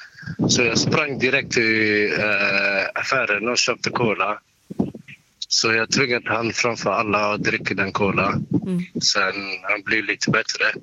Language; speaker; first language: Swedish; non-native, learner; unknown